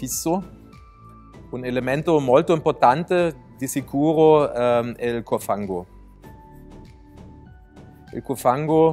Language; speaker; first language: Italian; non-native, fluent; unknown